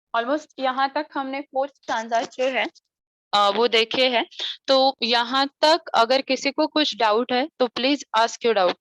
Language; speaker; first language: Hindi; non-native, local second language; Marathi